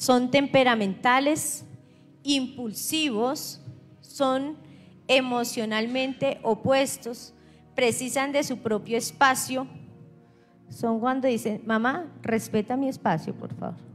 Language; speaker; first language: Spanish; native; Spanish